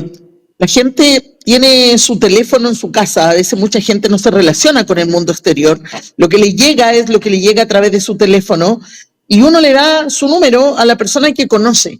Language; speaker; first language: Spanish; native; Spanish